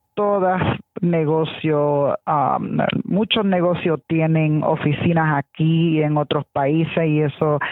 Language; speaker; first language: Spanish; early bilingual, heritage; Spanish